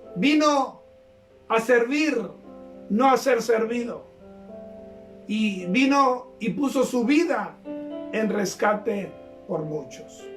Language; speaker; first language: Spanish; native; Spanish